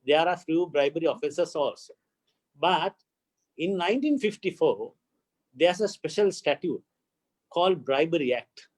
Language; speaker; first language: English; non-native, local second language; Sinhala